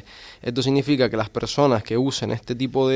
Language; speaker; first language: Spanish; native; Spanish